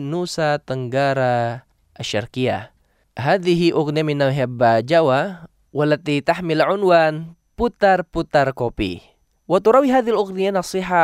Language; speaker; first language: Arabic; non-native, fluent; Indonesian